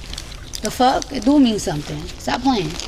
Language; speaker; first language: English; native; English